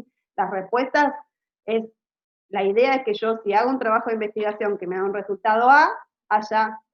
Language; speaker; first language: Spanish; native; Spanish